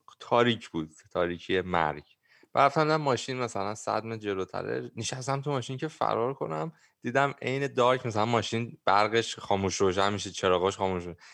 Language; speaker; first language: Persian; native; Persian